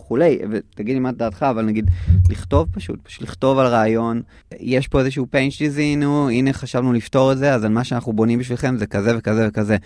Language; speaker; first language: Hebrew; native; Hebrew